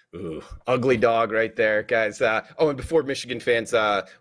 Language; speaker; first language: English; native; English